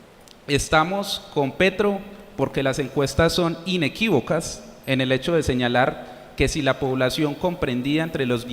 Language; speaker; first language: Spanish; native; Spanish